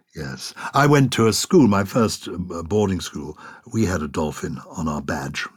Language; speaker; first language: English; native; English